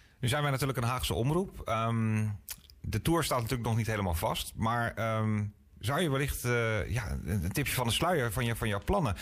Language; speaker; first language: Dutch; native; Dutch